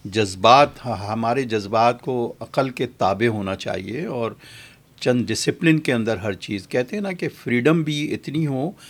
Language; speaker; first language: Urdu; native; Urdu